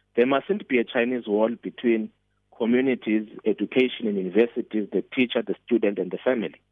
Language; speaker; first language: English; non-native, local second language; Xhosa